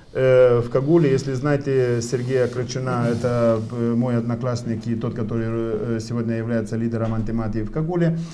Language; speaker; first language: Russian; non-native, local second language; Romanian